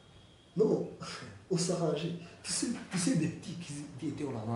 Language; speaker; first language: French; non-native, learner; Kinyarwanda